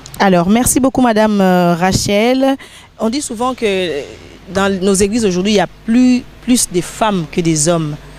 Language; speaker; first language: French; non-native, local second language; Lingala